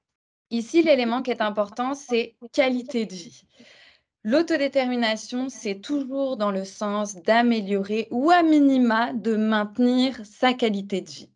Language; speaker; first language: French; native; French